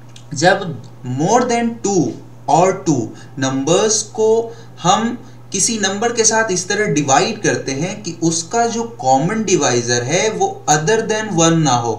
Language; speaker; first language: Hindi; native; Hindi